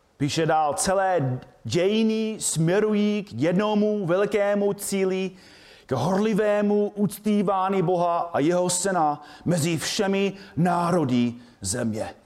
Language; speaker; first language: Czech; non-native, fluent; English